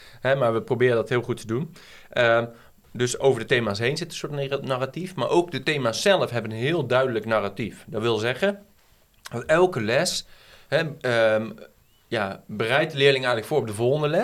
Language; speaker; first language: Dutch; native; Dutch